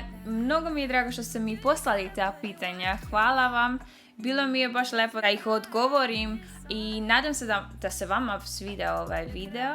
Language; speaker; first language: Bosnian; early bilingual, heritage; Dutch